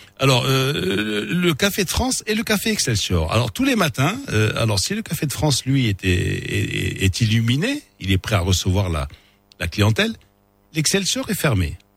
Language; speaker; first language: French; non-native, local second language; Arabic